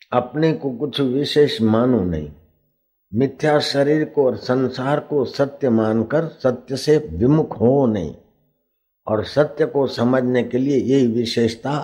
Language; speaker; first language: Hindi; non-native, local second language; Sindhi